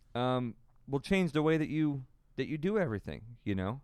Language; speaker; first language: English; native; English